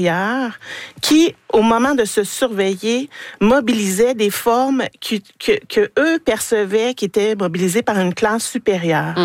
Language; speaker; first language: French; native; French